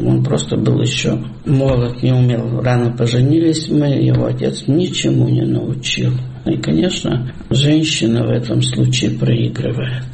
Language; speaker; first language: Russian; native; Russian